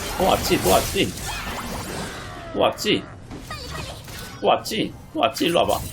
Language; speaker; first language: Korean; native; Korean